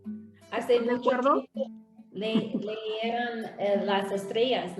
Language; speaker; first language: Spanish; non-native, fluent; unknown